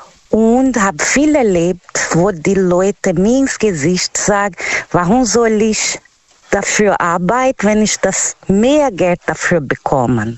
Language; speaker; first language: German; non-native, learner; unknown